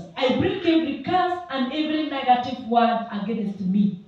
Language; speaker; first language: English; non-native, local second language; Swahili